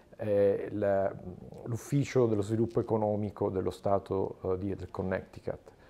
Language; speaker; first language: Italian; native; Italian